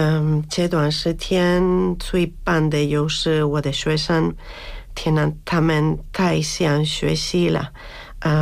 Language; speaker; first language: Chinese; non-native, learner; Spanish